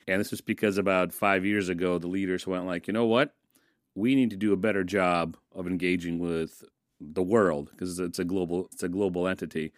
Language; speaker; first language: English; early bilingual, other home language; Russian